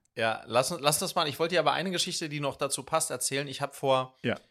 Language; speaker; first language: German; early bilingual, other home language; Swedish